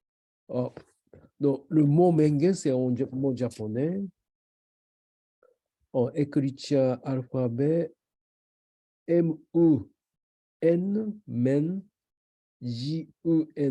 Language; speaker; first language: French; non-native, learner; Japanese